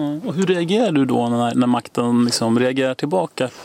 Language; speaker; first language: Swedish; native; Swedish